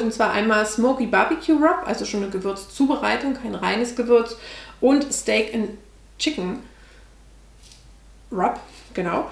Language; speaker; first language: German; native; German